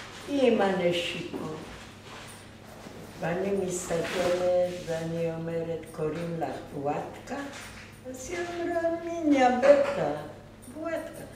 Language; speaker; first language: Hebrew; non-native, fluent; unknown